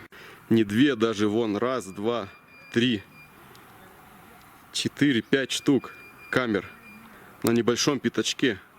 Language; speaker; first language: Russian; native; Russian